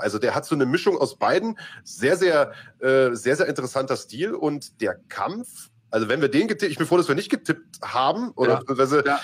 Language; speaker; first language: German; native; German